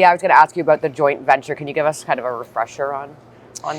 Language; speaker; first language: English; native; English